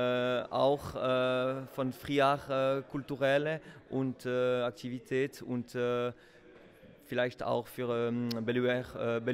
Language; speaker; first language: German; non-native, learner; French